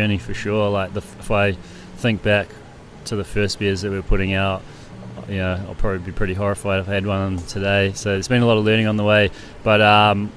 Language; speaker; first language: English; native; English